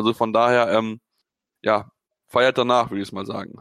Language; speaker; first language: German; native; German